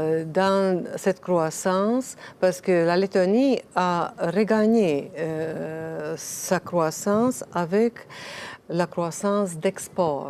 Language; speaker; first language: French; non-native, fluent; Latvian